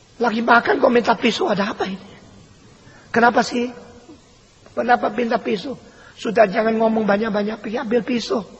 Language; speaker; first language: Indonesian; early bilingual, other home language; Min Nan Chinese